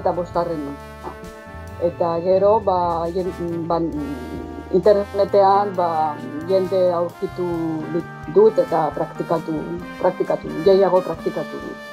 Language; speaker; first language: Basque; non-native, fluent; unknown